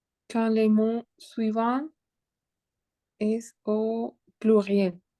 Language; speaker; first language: French; non-native, learner; Spanish